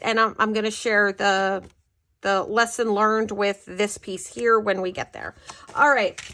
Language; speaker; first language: English; native; English